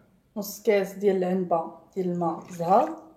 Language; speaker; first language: Arabic; native; Arabic